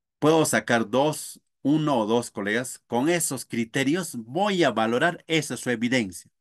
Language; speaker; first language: Spanish; non-native, local second language; Quechua